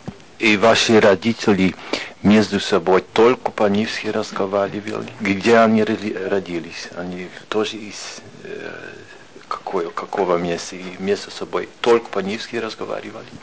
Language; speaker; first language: Russian; non-native, fluent; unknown